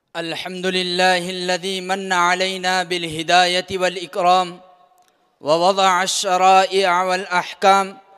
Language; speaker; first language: Urdu; native; Urdu